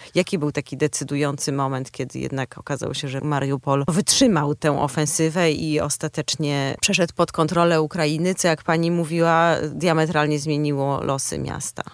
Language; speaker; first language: Polish; native; Polish